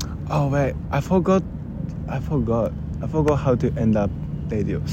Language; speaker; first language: English; non-native, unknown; Japanese